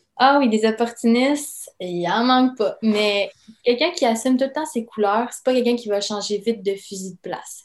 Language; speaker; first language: French; early bilingual, other home language; Serbian